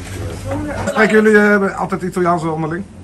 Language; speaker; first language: Dutch; native; Dutch